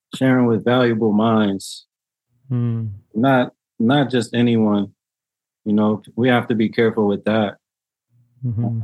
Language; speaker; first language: English; native; English